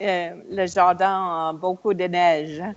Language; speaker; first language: French; non-native, learner; English